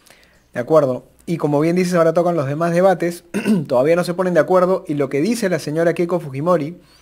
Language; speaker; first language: Spanish; native; Spanish